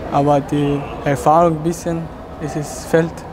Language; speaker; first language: German; non-native, learner; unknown